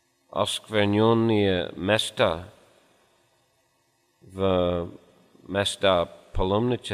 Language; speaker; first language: Russian; non-native, fluent; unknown